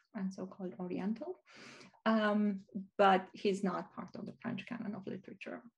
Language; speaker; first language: English; non-native, fluent; Romanian